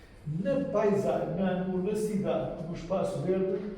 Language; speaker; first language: Portuguese; native; Portuguese